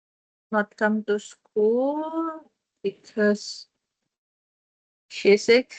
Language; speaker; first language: English; non-native, fluent; Indonesian